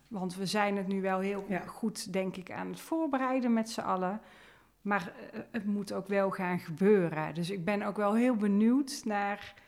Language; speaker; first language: Dutch; native; Dutch